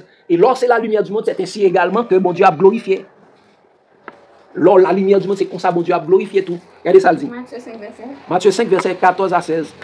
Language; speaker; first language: French; non-native, local second language; Haitian Creole